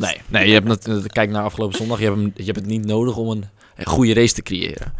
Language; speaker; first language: Dutch; native; Dutch